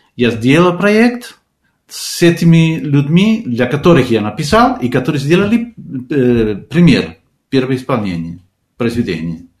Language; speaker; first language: Russian; non-native, fluent; Spanish